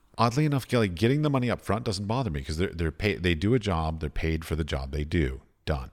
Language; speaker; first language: English; native; English